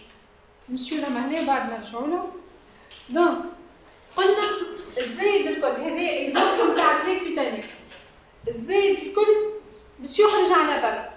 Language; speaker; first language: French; non-native, local second language; Arabic